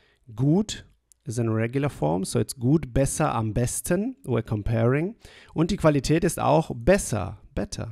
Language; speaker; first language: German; non-native, fluent; English